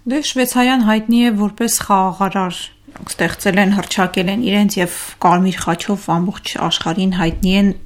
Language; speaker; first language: Armenian; native; Armenian